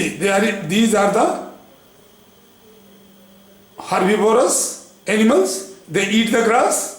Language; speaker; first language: English; non-native, local second language; Hindi